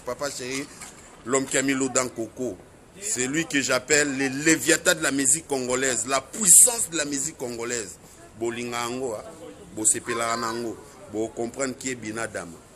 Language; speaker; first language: French; non-native, local second language; Lingala